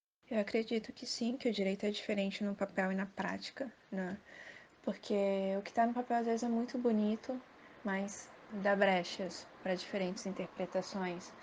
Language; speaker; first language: Portuguese; native; Portuguese